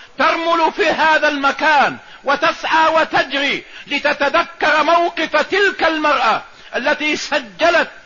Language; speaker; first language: Arabic; native; Arabic